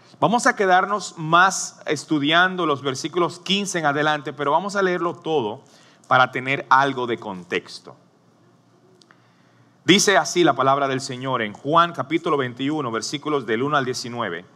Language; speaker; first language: Spanish; native; Spanish